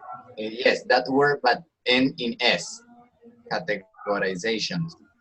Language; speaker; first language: English; non-native, learner; Spanish